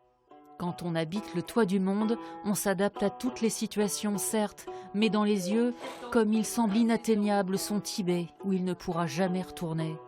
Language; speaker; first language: French; native; French